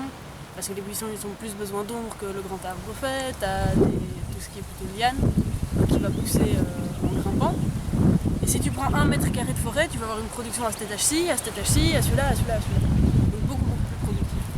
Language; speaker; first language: French; native; French